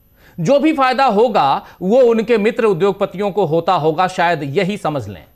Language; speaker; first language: Hindi; native; Hindi